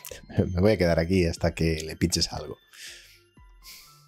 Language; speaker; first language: Spanish; native; Spanish